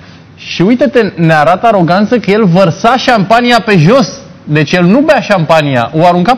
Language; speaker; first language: Romanian; native; Romanian